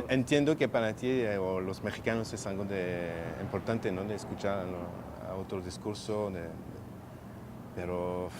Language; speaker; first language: Spanish; non-native, fluent; French